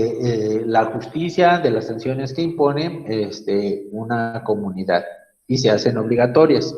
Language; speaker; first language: Spanish; native; Spanish